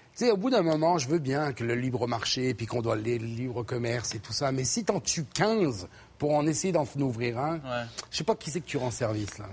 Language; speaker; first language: French; native; French